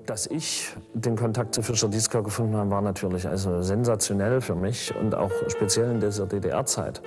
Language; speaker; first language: German; native; German